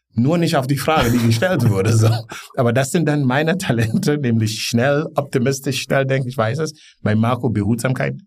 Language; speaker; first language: German; non-native, fluent; Wolof